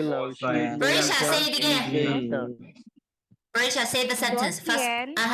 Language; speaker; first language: English; non-native, fluent; Chinese